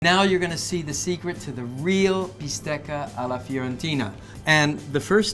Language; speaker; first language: English; native; English